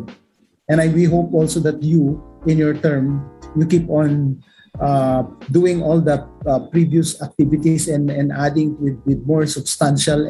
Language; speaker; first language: English; non-native, local second language; Iloko